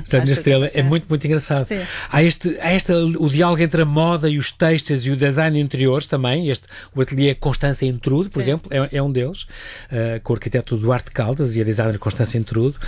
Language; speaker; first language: Portuguese; native; Portuguese